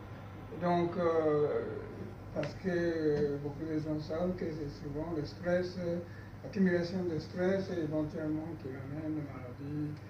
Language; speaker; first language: French; non-native, learner; Japanese